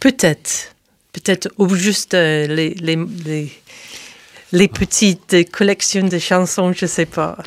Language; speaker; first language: French; non-native, fluent; English